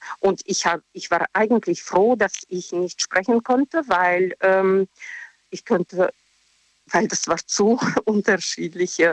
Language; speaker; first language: German; non-native, learner; Russian